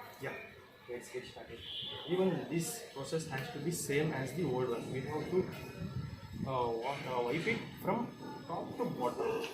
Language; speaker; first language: English; non-native, local second language; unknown